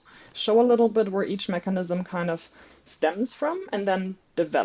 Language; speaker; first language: English; non-native, fluent; German